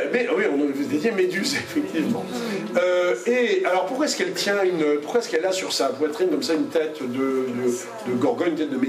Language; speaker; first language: French; native; French